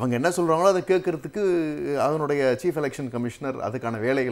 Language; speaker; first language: Tamil; native; Tamil